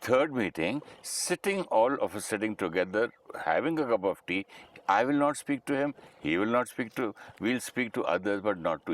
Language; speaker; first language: English; non-native, local second language; Hindi